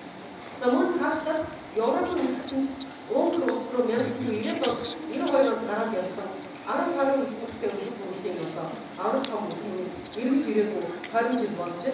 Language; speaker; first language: Mongolian; native; Mongolian